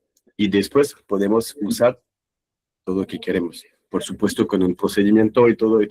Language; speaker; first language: Spanish; non-native, fluent; French